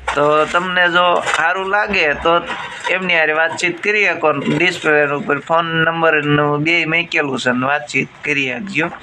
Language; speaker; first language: Gujarati; native; Gujarati